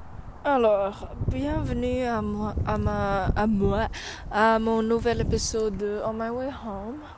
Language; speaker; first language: French; non-native, learner; English